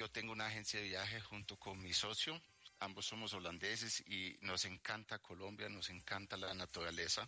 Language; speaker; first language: Spanish; native; Spanish